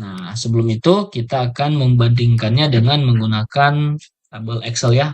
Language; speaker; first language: Indonesian; native; Indonesian